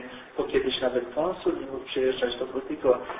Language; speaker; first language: Polish; early bilingual, heritage; Polish